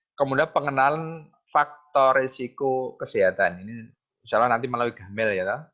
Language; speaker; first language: Indonesian; non-native, local second language; Javanese